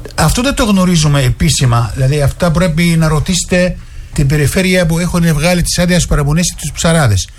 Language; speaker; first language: Greek; non-native, fluent; Arabic